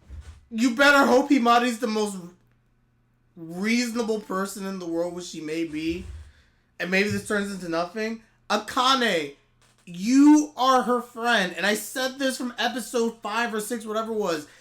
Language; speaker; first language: English; native; English